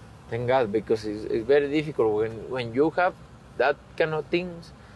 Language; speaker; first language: English; non-native, learner; Spanish